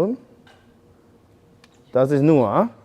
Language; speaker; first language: German; non-native, learner; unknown